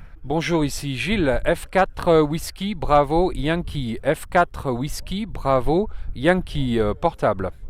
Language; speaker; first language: French; native; French